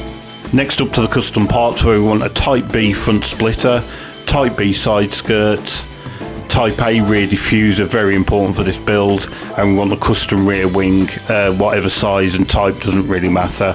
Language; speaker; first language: English; native; English